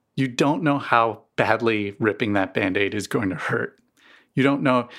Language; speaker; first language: English; native; English